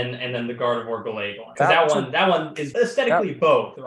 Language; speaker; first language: English; native; English